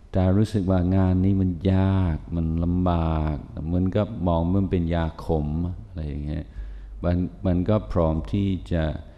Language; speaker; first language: Thai; non-native, fluent; English